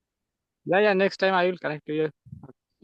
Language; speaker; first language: English; non-native, learner; Santali